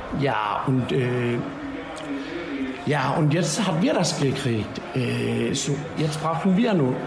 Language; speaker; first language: German; non-native, learner; Danish